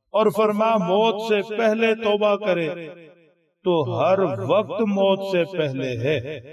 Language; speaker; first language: Urdu; native; Urdu